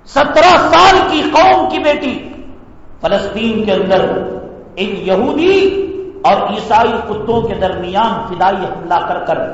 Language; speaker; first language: Urdu; native; Urdu